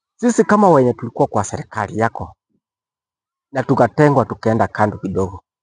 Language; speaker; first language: Swahili; non-native, local second language; Gusii